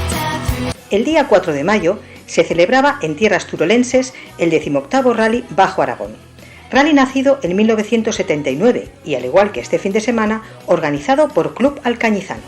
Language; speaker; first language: Spanish; native; Spanish